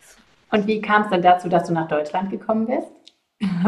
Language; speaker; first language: German; native; German